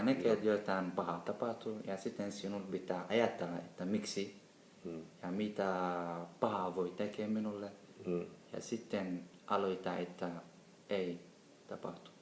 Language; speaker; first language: Finnish; non-native, learner; Somali